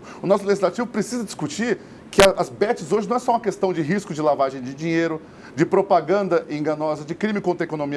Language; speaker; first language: Portuguese; native; Portuguese